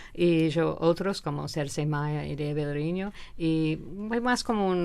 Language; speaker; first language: Spanish; non-native, fluent; English